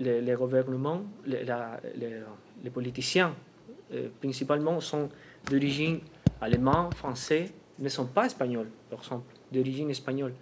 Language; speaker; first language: French; non-native, fluent; Spanish